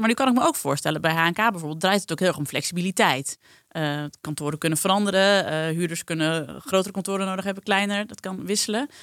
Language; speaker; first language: Dutch; native; Dutch